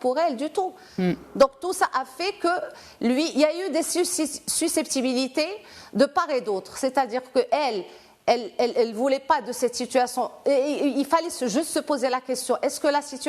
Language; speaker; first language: French; non-native, local second language; Arabic